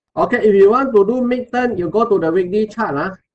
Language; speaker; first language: English; non-native, local second language; Chinese